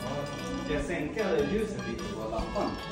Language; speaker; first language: Swedish; native; Swedish